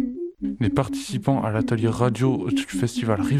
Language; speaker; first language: French; native; French